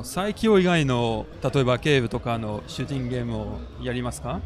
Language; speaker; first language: Japanese; non-native, fluent; French